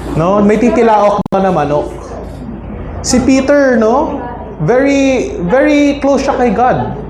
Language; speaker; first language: Filipino; native; Filipino